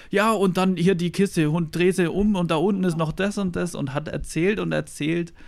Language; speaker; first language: German; native; German